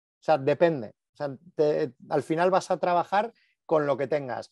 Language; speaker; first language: Spanish; native; Spanish